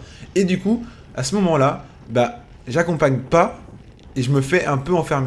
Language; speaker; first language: French; native; French